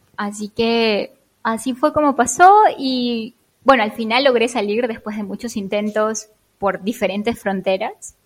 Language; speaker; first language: Spanish; native; Spanish